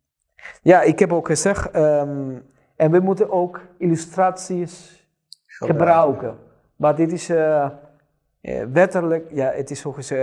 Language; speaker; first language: Dutch; non-native, fluent; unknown